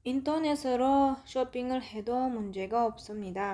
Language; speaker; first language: Korean; non-native, fluent; Uzbek